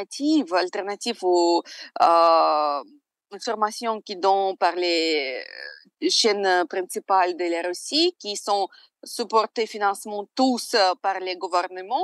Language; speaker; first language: French; non-native, fluent; Russian